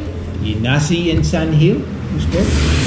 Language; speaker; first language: Spanish; non-native, learner; English